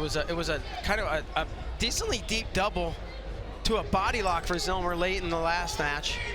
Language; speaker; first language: English; native; English